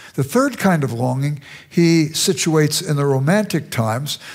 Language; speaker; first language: English; native; English